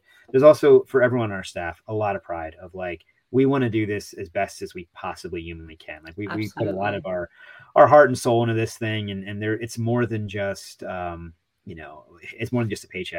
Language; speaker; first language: English; native; English